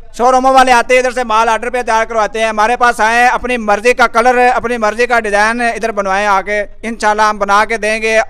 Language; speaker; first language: Urdu; non-native, local second language; Punjabi